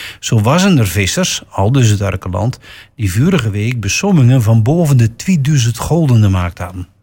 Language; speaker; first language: Dutch; native; Dutch